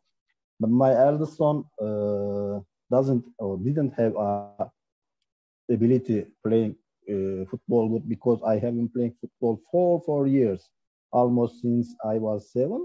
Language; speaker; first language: English; non-native, learner; Turkish